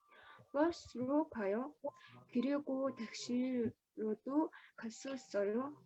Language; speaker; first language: Korean; non-native, learner; Mongolian